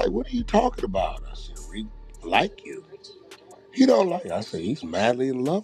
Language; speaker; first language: English; native; English